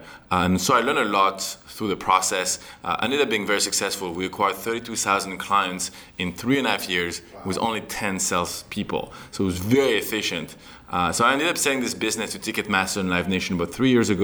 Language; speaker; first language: English; non-native, fluent; French